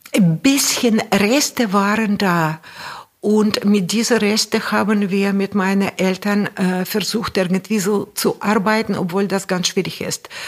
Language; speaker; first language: German; non-native, fluent; Russian